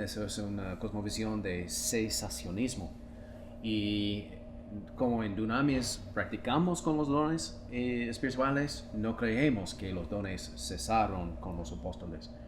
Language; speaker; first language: Spanish; non-native, fluent; English